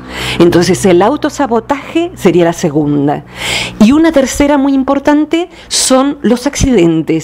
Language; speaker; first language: Spanish; native; Spanish